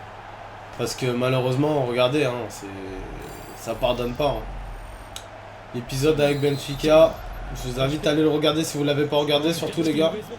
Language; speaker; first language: French; native; French